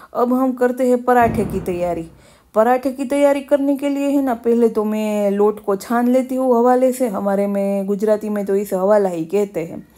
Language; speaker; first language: Hindi; non-native, local second language; Gujarati